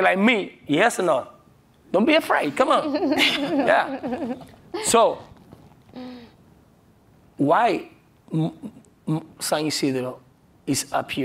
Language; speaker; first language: English; non-native, learner; Spanish